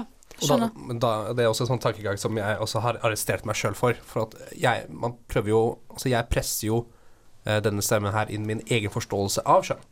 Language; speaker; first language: Norwegian; native; Norwegian